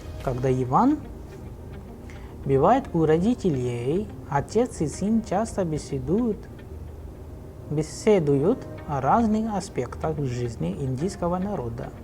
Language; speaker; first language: Russian; non-native, fluent; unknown